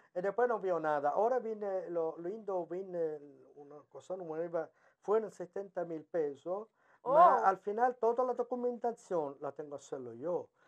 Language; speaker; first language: Spanish; non-native, learner; Italian